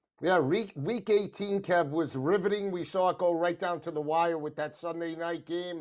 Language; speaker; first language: English; native; English